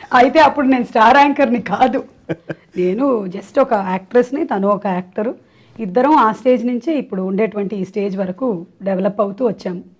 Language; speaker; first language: Telugu; non-native, local second language; Malayalam